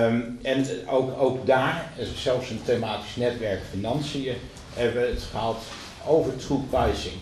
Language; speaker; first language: Dutch; native; Dutch